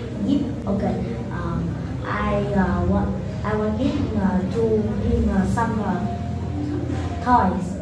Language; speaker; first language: English; non-native, learner; Vietnamese